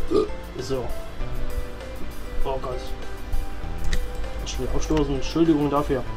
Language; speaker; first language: German; native; German